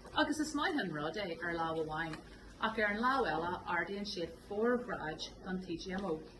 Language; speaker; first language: Irish; non-native, local second language; English